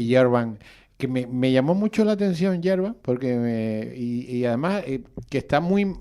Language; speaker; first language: Spanish; native; Spanish